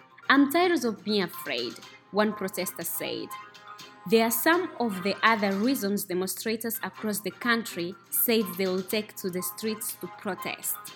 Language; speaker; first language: English; non-native, fluent; Spanish